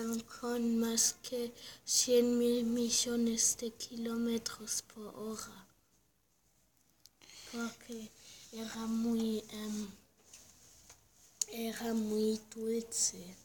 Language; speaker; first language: Spanish; early bilingual, heritage; Spanish